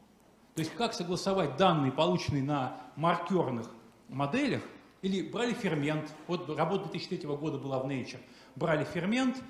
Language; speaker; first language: Russian; native; Russian